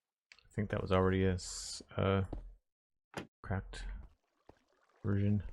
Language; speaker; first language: English; native; English